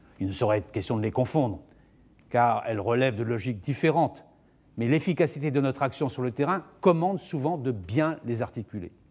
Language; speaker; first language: French; native; French